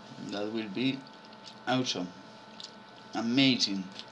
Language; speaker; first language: English; non-native, learner; Spanish